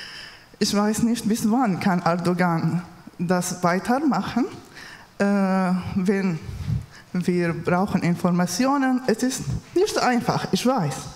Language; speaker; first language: German; non-native, learner; Kurdish